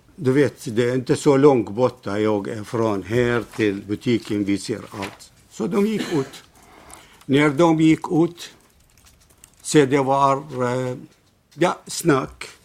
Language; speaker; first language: Swedish; non-native, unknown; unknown